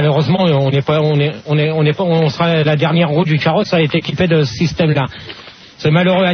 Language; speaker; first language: French; native; French